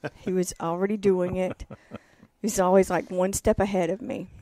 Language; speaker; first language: English; native; English